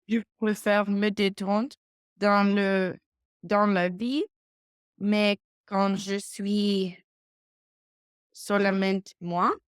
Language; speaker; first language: French; non-native, learner; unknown